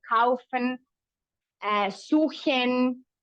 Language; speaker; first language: German; non-native, fluent; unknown